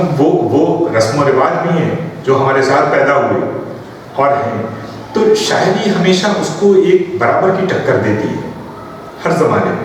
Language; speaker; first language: Urdu; native; Urdu